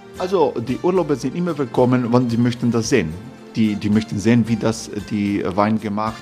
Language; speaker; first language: German; non-native, learner; Croatian